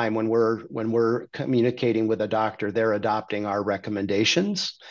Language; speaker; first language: English; native; English